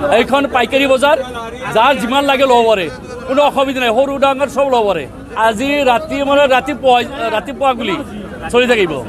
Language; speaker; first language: Assamese; non-native, local second language; Bangla